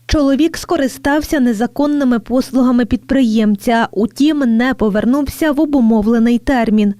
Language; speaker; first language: Ukrainian; native; Ukrainian